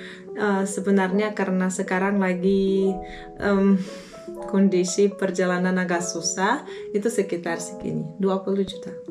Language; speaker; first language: Indonesian; non-native, fluent; Russian